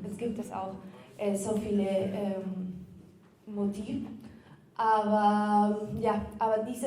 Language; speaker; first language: German; non-native, learner; Spanish